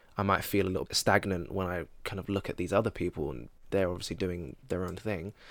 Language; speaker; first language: English; native; English